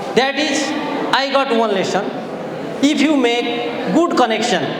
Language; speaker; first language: English; non-native, local second language; Nepali